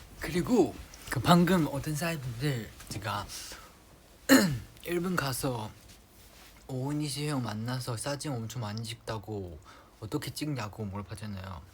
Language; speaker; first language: Korean; non-native, fluent; Chinese